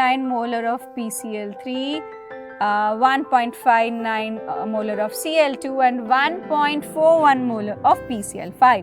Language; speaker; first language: English; non-native, local second language; Hindi